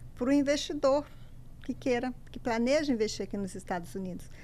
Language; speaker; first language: Portuguese; native; Portuguese